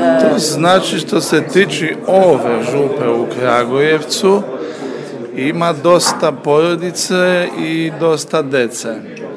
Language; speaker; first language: Serbian; non-native, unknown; Polish